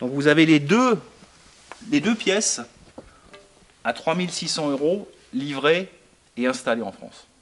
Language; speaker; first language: French; native; French